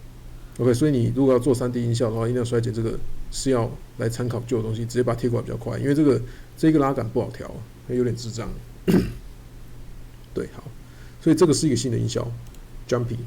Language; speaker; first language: Chinese; native; Chinese